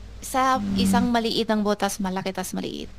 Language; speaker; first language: Filipino; non-native, learner; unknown